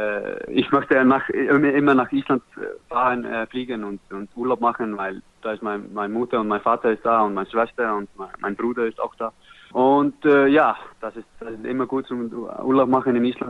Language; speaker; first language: German; non-native, learner; Icelandic